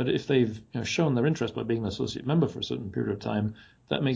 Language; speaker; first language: English; native; English